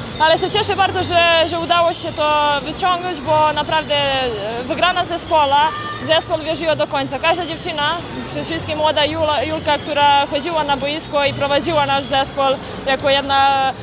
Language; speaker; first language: Polish; non-native, learner; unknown